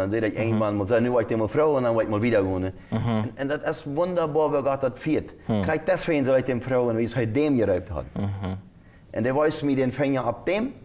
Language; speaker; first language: German; non-native, local second language; Plautdietsch